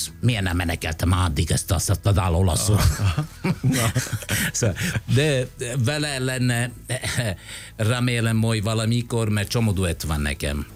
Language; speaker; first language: Hungarian; non-native, learner; Italian